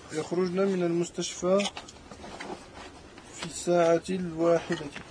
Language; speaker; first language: Arabic; non-native, learner; French